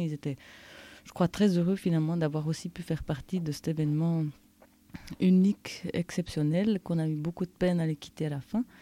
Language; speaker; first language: French; native; French